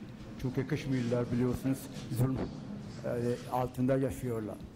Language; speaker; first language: Turkish; non-native, fluent; Urdu